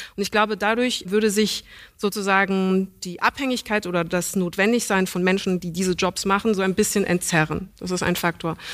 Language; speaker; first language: German; early bilingual, other home language; English